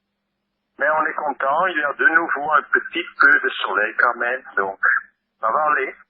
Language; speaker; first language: French; non-native, local second language; Dutch